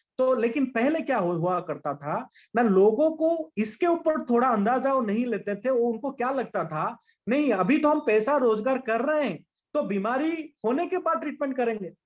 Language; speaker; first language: Hindi; non-native, local second language; Bangla